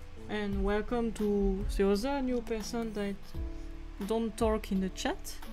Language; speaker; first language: English; non-native, fluent; French